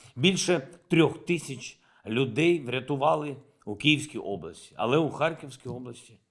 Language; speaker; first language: Ukrainian; non-native, local second language; Russian